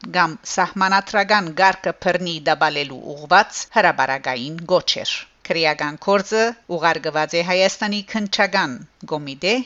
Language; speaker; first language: Armenian; early bilingual, heritage; Armenian